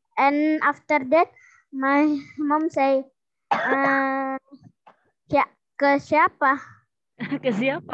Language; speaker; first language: English; non-native, learner; Indonesian